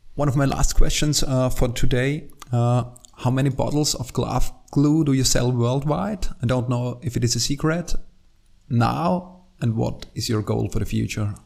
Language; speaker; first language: English; non-native, fluent; German